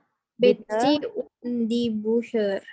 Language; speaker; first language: German; non-native, learner; Indonesian